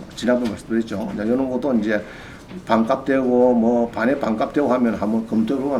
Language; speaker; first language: Korean; native; Korean